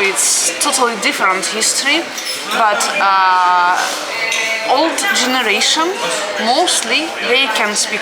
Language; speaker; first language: English; non-native, fluent; Russian